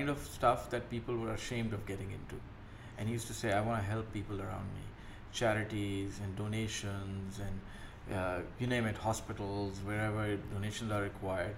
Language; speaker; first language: English; non-native, local second language; Urdu